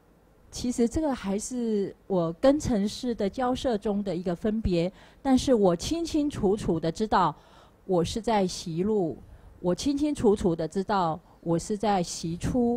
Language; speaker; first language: Chinese; native; Chinese